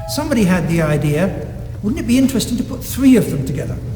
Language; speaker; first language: English; native; English